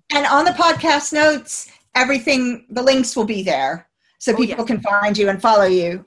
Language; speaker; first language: English; native; English